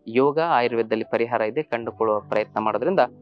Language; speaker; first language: Kannada; native; Kannada